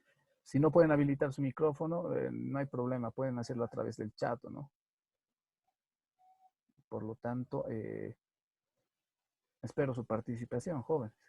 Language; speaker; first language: Spanish; native; Spanish